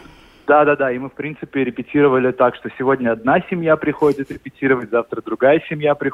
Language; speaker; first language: Russian; native; Russian